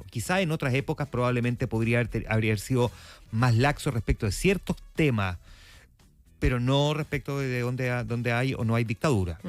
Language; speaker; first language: Spanish; native; Spanish